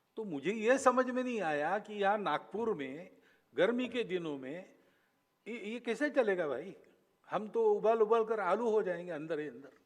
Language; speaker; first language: Hindi; non-native, local second language; Marathi